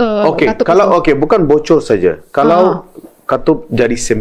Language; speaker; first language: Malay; non-native, local second language; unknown